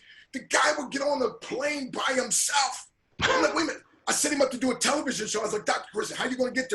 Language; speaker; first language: English; native; English